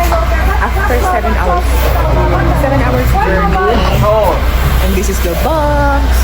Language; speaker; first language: English; non-native, local second language; Filipino